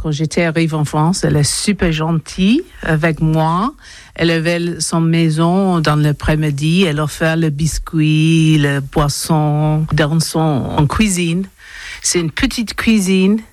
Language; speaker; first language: French; non-native, learner; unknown